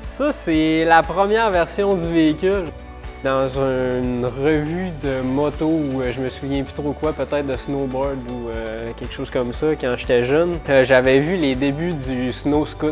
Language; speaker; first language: French; native; French